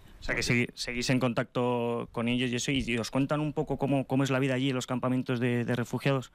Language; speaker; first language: Spanish; native; Spanish